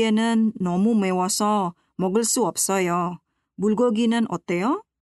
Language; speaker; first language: Korean; non-native, fluent; Indonesian